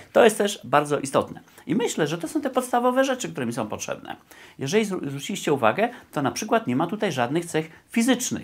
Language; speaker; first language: Polish; native; Polish